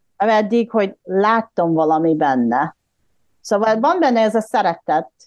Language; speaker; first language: Hungarian; non-native, fluent; Japanese